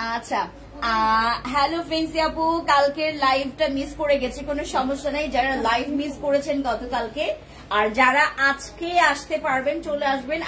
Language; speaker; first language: Bangla; non-native, local second language; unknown